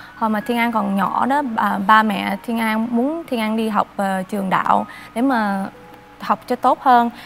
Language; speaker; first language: Vietnamese; early bilingual, other home language; English